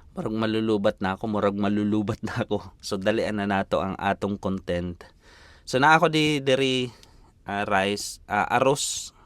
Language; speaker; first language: Filipino; native; Filipino